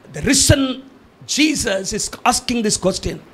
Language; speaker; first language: English; non-native, local second language; Tamil